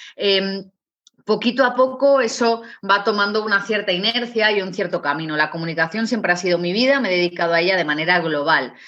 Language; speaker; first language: Spanish; native; Spanish